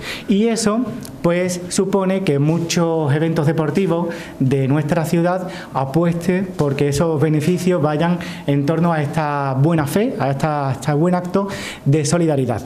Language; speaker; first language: Spanish; native; Spanish